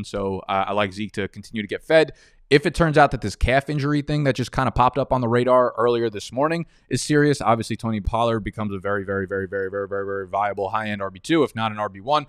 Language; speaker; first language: English; native; English